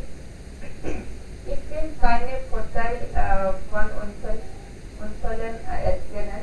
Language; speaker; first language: German; non-native, learner; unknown